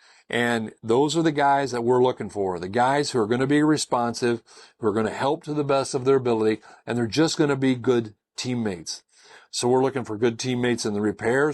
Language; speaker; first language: English; native; English